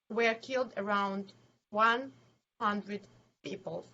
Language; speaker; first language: English; non-native, learner; Ukrainian